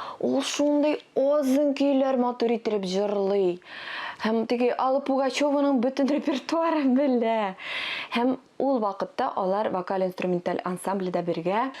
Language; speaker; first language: Tatar; non-native, local second language; Russian